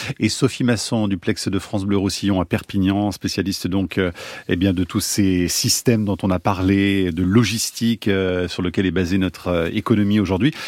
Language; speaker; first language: French; native; French